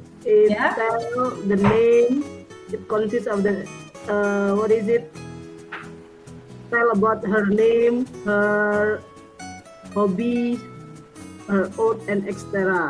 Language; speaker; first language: English; non-native, learner; Indonesian